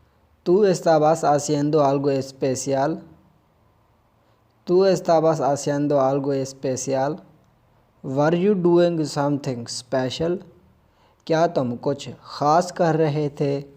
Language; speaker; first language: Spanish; non-native, fluent; Urdu